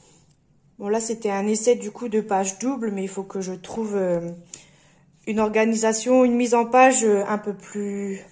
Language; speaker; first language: French; native; French